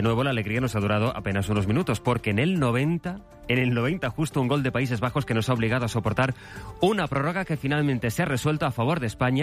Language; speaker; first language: Spanish; native; Spanish